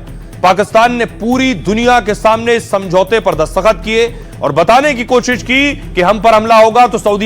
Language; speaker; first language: Hindi; native; Hindi